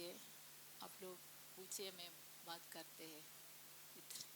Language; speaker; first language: Hindi; non-native, local second language; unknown